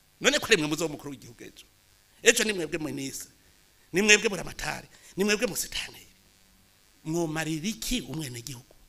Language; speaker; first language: Rundi; native; Rundi